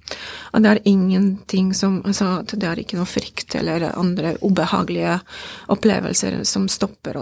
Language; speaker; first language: Norwegian; non-native, fluent; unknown